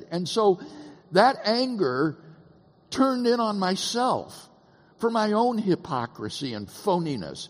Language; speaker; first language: English; native; English